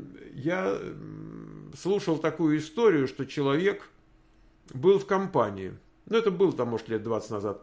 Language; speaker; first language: Russian; native; Russian